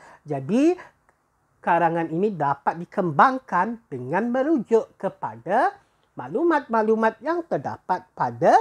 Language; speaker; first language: Malay; native; Malay